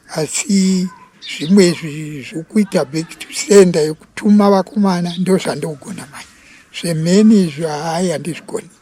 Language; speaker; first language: Shona; non-native, local second language; Venda